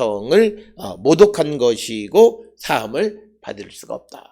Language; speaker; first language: Korean; native; Korean